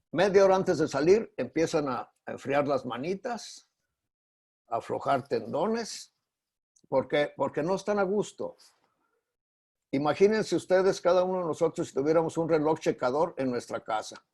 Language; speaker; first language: Spanish; native; Spanish